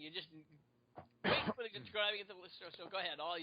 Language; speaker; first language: English; native; English